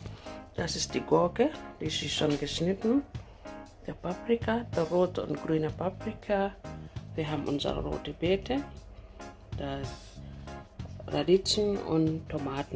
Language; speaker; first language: German; non-native, learner; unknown